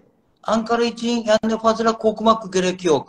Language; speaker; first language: Turkish; non-native, learner; Japanese